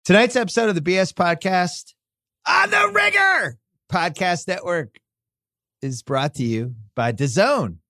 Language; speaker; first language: English; native; English